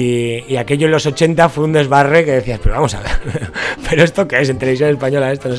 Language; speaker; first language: Spanish; native; Spanish